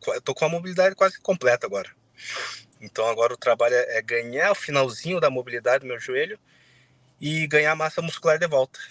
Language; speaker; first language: Portuguese; native; Portuguese